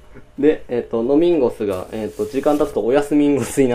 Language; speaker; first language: Japanese; native; Japanese